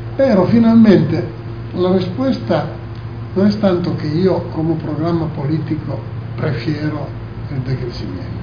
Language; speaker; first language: Spanish; non-native, fluent; Italian